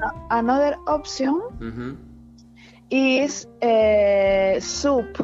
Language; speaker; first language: English; non-native, learner; Spanish